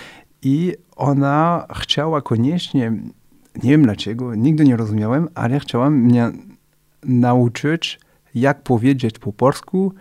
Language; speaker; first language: Polish; non-native, fluent; French